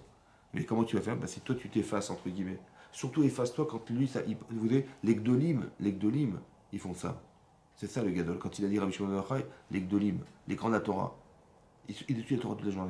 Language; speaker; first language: French; native; French